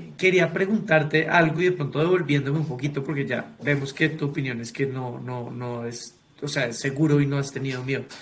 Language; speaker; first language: Spanish; native; Spanish